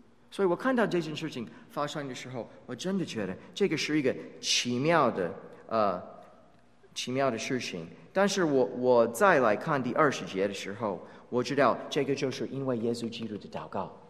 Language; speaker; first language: Chinese; non-native, fluent; English